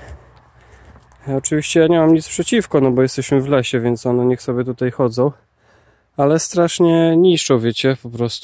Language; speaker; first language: Polish; native; Polish